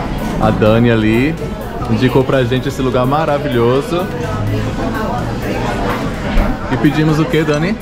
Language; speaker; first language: Portuguese; native; Portuguese